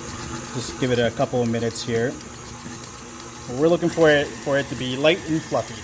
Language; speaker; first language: English; native; English